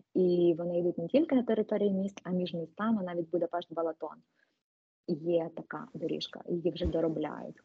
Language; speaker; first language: Ukrainian; native; Ukrainian